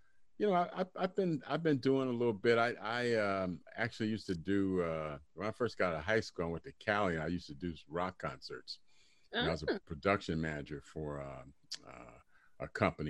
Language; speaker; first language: English; native; English